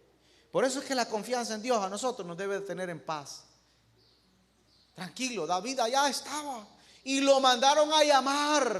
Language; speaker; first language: Spanish; native; Spanish